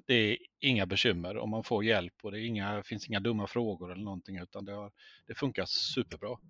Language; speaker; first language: Swedish; native; Swedish